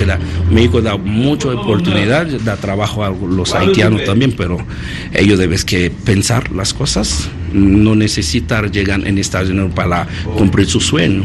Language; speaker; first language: Spanish; non-native, learner; Haitian Creole